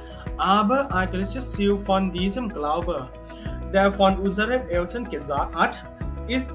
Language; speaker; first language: German; non-native, learner; Thai